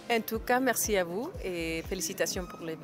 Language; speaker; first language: French; non-native, fluent; Spanish